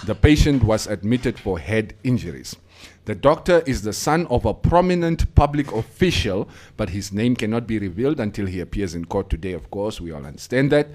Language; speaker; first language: English; non-native, local second language; Afrikaans